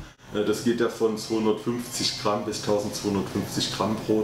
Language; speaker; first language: German; native; German